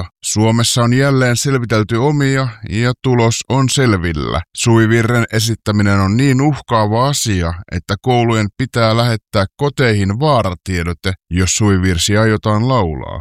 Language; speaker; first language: Finnish; native; Finnish